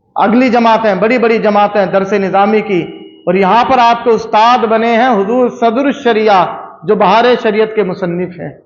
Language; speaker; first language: Urdu; native; Urdu